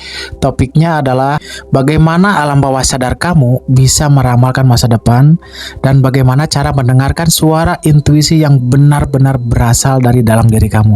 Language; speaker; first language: Indonesian; native; Indonesian